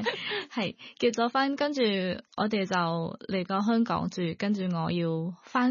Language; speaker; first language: Cantonese; non-native, learner; Thai